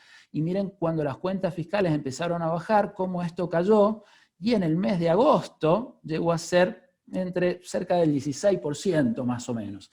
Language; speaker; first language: Spanish; native; Spanish